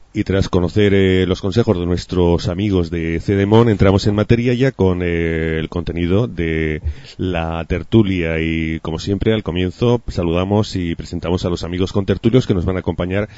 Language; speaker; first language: Spanish; native; Spanish